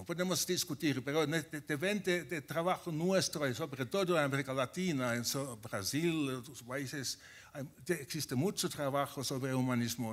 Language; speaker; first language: Spanish; non-native, fluent; Finnish